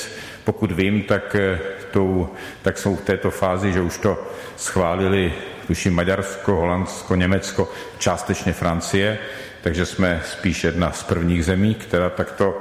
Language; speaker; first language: Czech; native; Czech